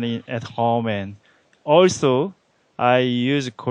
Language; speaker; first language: English; non-native, learner; Korean